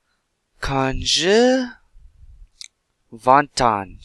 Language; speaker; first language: French; non-native, learner; English